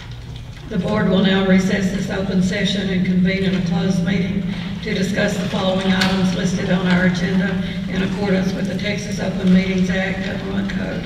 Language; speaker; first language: English; native; English